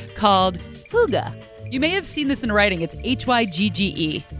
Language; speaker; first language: English; native; English